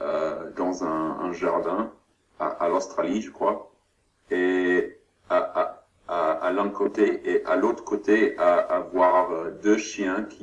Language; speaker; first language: French; non-native, learner; German